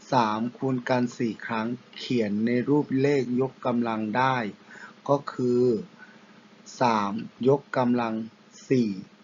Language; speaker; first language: Thai; non-native, local second language; Pattani Malay